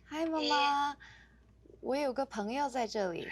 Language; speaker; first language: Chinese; early bilingual, heritage; Chinese